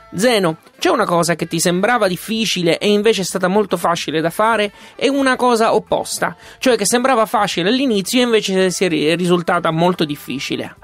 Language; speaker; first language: Italian; native; Italian